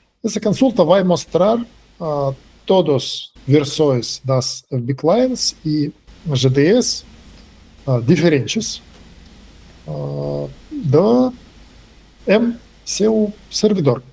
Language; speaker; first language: Portuguese; non-native, fluent; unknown